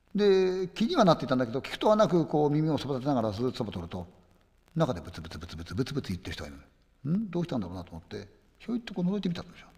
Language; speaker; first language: Japanese; native; Japanese